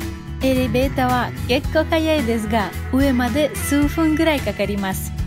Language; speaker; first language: Japanese; non-native, fluent; Russian